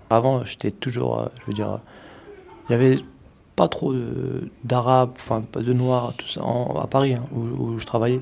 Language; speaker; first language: French; early bilingual, other home language; Arabic